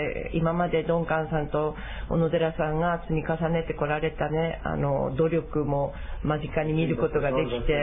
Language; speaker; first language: Japanese; native; Japanese